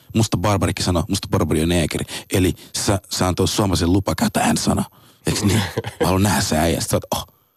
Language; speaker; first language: Finnish; non-native, fluent; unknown